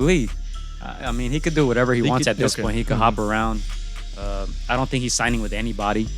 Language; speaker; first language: English; native; English